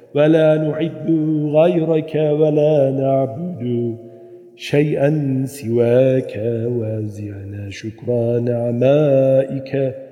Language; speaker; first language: Arabic; non-native, fluent; Turkish